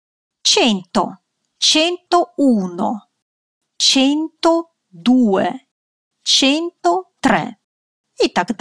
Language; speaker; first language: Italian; non-native, fluent; Russian